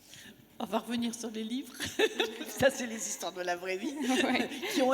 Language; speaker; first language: French; native; French